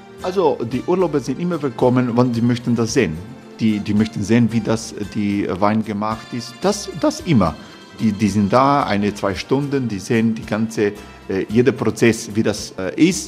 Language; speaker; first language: German; non-native, fluent; Croatian